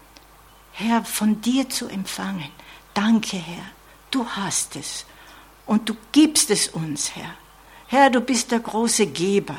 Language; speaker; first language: German; non-native, fluent; English